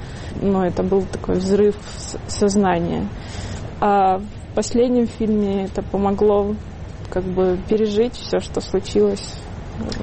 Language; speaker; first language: Russian; native; Russian